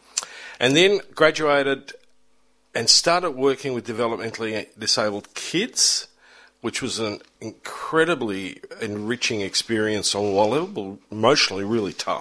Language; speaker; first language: English; early bilingual, other home language; German